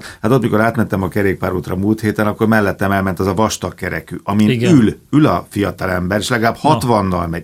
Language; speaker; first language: Hungarian; native; Hungarian